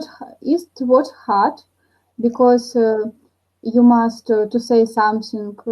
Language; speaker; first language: English; non-native, learner; Russian